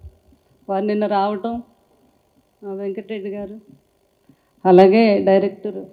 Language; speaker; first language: Telugu; native; Telugu